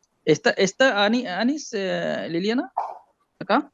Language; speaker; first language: Spanish; non-native, learner; Bangla